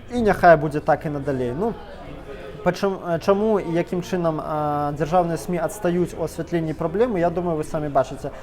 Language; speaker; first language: Belarusian; native; Belarusian